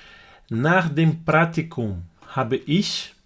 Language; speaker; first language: German; non-native, fluent; Portuguese